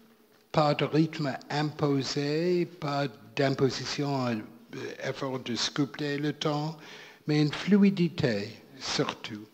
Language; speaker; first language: French; non-native, fluent; English